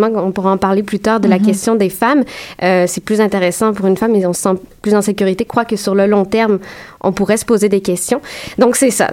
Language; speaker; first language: French; native; French